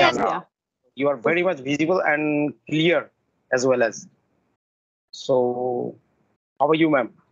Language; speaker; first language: English; non-native, learner; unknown